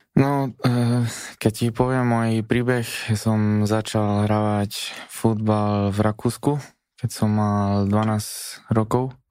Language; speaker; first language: Slovak; non-native, fluent; Spanish